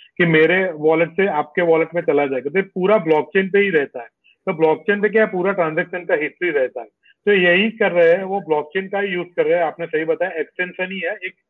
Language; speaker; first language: Hindi; non-native, local second language; Gujarati